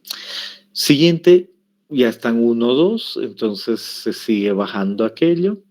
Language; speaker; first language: Spanish; native; Spanish